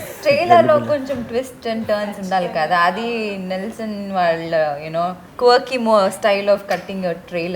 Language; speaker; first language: Telugu; non-native, learner; Tamil